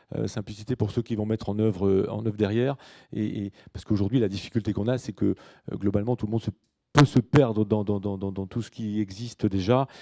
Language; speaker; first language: French; native; French